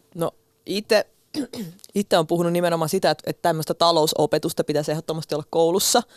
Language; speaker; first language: Finnish; early bilingual, other home language; Russian